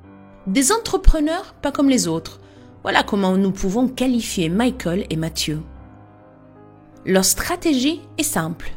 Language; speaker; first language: French; native; French